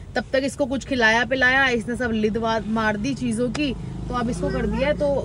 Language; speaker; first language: Hindi; native; Hindi